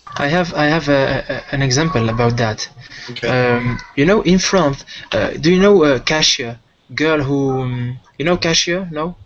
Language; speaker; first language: English; non-native, fluent; French